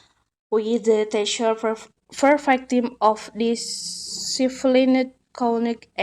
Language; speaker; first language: English; non-native, learner; Indonesian